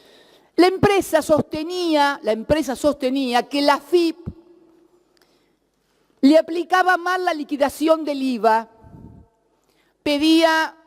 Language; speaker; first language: Spanish; native; Spanish